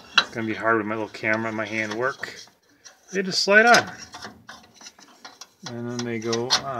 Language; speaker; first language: English; native; English